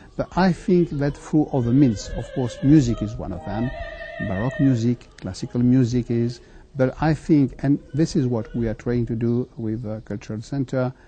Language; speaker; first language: English; non-native, fluent; French